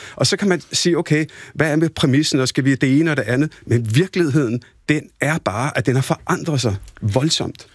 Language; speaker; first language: Danish; early bilingual, other home language; Punjabi